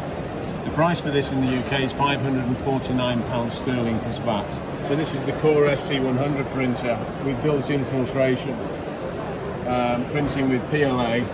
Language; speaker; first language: English; native; English